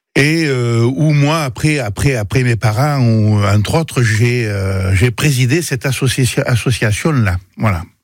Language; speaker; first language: French; native; French